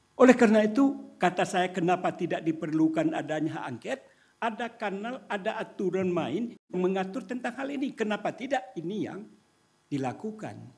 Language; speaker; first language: Indonesian; non-native, local second language; Minangkabau